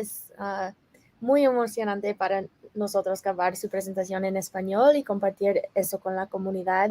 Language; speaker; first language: Spanish; non-native, fluent; English